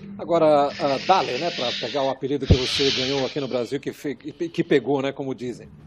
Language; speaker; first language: Portuguese; native; Portuguese